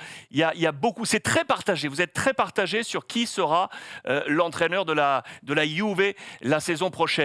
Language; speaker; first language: French; native; French